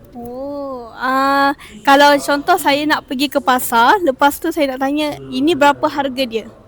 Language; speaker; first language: Malay; native; Malay